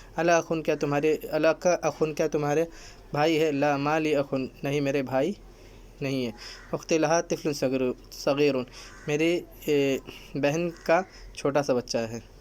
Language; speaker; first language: Urdu; native; Urdu